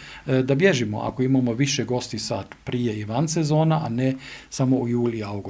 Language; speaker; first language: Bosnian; non-native, learner; German